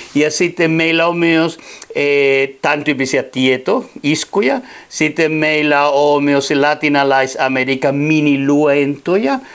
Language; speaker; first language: Finnish; non-native, fluent; Spanish